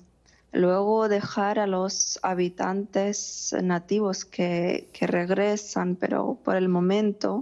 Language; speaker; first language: Spanish; non-native, fluent; Ukrainian